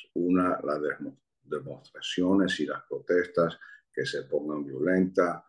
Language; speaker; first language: Spanish; early bilingual, heritage; Spanish